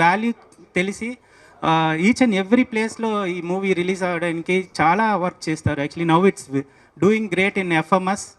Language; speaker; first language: Telugu; non-native, learner; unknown